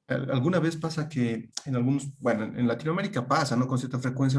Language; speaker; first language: Spanish; native; Spanish